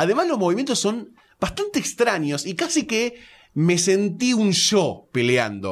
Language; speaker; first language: Spanish; native; Spanish